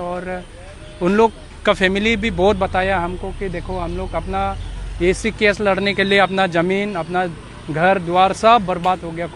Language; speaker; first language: Hindi; non-native, local second language; Karbi